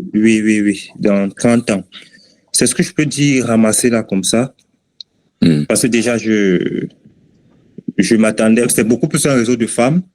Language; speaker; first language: French; native; French